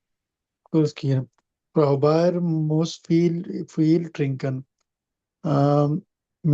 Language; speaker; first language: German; non-native, learner; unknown